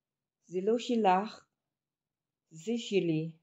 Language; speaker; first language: Hebrew; non-native, fluent; Filipino